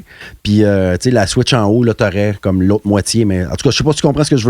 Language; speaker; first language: French; native; French